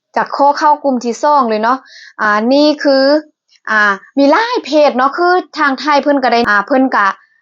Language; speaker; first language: Thai; native; Thai